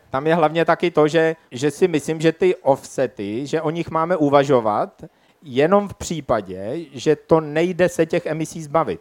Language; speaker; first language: Czech; native; Czech